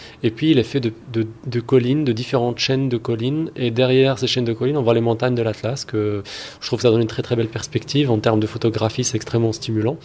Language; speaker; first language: French; non-native, local second language; Arabic